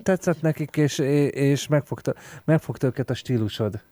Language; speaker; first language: Hungarian; native; Hungarian